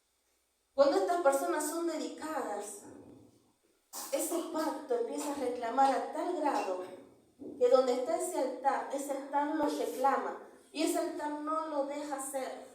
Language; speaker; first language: Spanish; native; Spanish